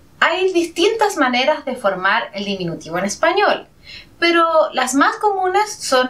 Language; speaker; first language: Portuguese; non-native, learner; Spanish